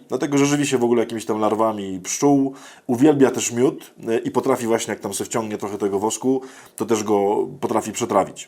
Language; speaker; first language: Polish; native; Polish